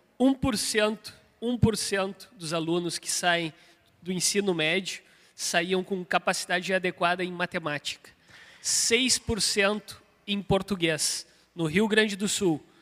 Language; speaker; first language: Portuguese; native; Portuguese